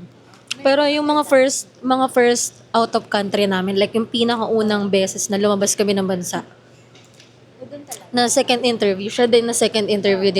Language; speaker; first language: Filipino; native; Filipino